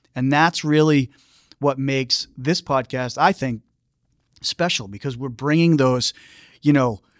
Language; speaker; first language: English; native; English